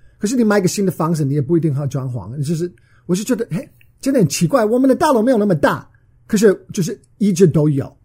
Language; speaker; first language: Chinese; non-native, learner; English